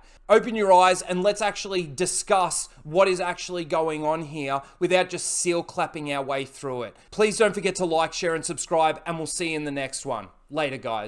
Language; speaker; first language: English; native; English